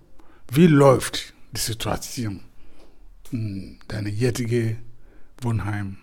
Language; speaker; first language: German; non-native, learner; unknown